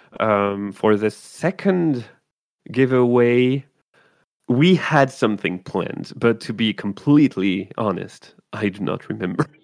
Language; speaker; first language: English; non-native, fluent; French